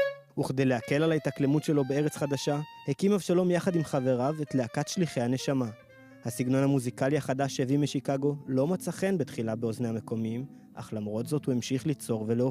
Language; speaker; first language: Hebrew; native; Hebrew